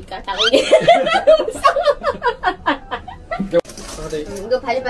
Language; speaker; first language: Korean; non-native, learner; Filipino